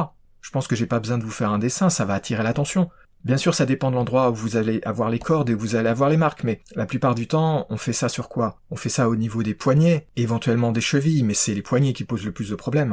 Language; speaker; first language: French; native; French